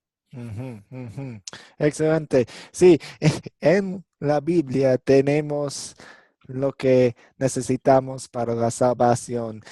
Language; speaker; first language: Spanish; non-native, fluent; English